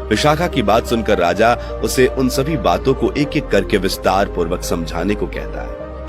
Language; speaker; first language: Hindi; native; Hindi